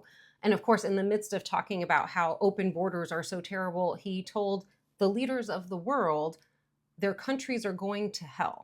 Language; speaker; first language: English; native; English